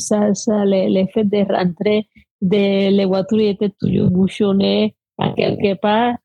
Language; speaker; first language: French; non-native, fluent; Spanish